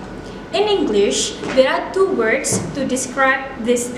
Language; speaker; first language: English; non-native, fluent; Indonesian